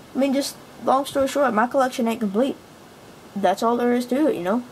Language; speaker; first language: English; native; English